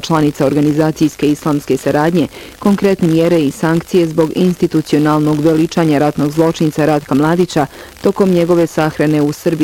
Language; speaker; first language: Bosnian; native; Bosnian